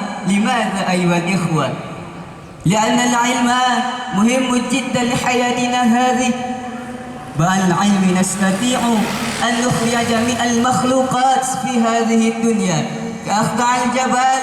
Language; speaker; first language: Arabic; non-native, learner; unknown